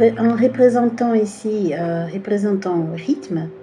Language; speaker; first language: French; non-native, learner; Portuguese